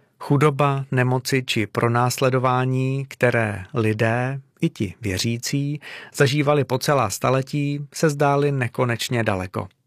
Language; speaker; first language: Czech; native; Czech